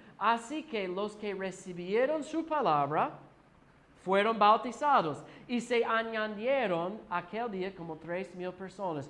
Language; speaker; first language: Spanish; non-native, fluent; English